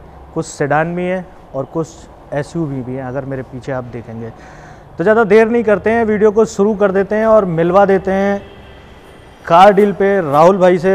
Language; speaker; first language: Hindi; native; Hindi